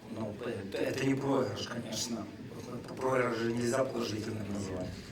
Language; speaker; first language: Russian; native; Russian